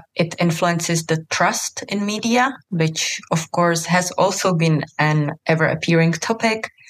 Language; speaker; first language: English; non-native, fluent; Czech